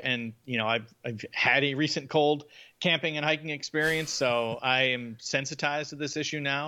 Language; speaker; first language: English; native; English